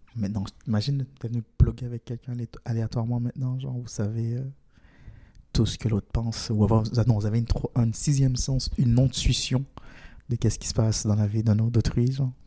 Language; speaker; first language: French; native; French